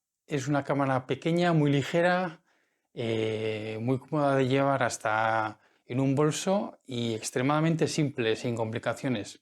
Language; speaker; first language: Spanish; native; Spanish